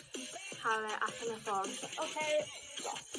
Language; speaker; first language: Welsh; non-native, local second language; English